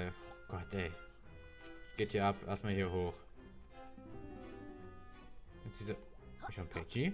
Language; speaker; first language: German; native; German